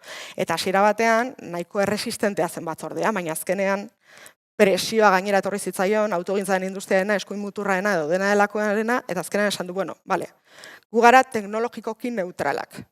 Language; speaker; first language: Basque; native; Basque